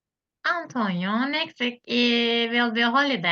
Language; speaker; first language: English; non-native, learner; Turkish